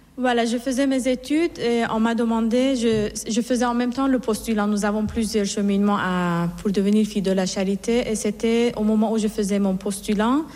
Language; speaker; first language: French; non-native, fluent; Persian